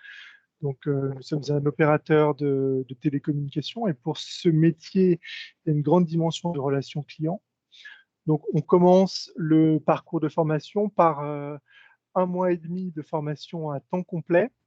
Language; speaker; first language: French; native; French